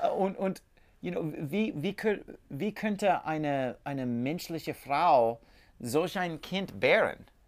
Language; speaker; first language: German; non-native, learner; English